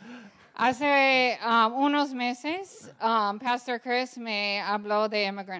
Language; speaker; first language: Spanish; early bilingual, heritage; English